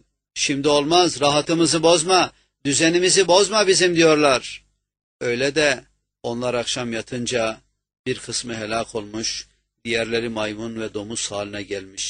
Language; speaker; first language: Turkish; native; Turkish